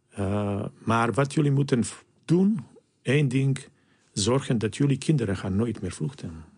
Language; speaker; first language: Dutch; non-native, fluent; Bosnian